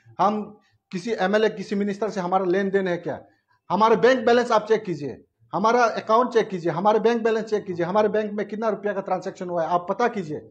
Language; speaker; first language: Hindi; non-native, local second language; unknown